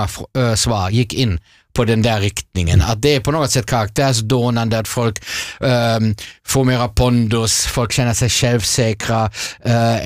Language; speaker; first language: Swedish; non-native, fluent; German